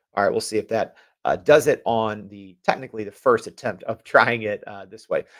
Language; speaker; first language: English; native; English